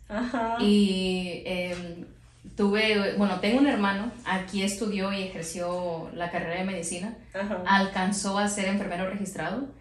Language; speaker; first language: Spanish; early bilingual, heritage; Spanish